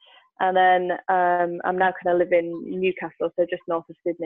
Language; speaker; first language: English; native; English